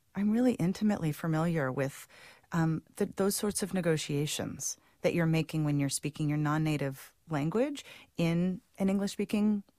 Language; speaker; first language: English; native; English